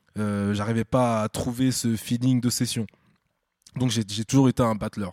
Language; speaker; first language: French; native; French